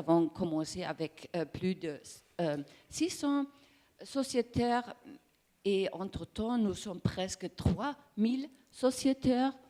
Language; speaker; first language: French; non-native, learner; German